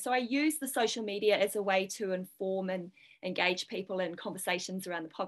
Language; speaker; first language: English; native; English